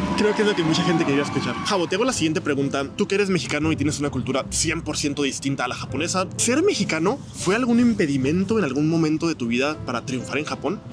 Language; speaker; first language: Spanish; native; Spanish